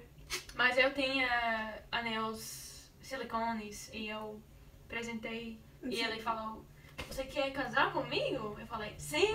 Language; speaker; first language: Portuguese; non-native, learner; English